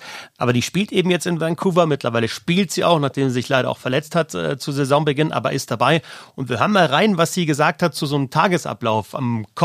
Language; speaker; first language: German; native; German